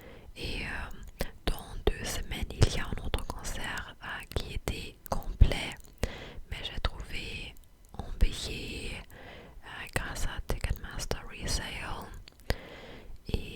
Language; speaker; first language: French; non-native, fluent; English